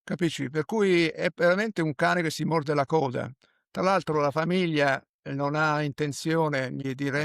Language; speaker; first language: Italian; native; Italian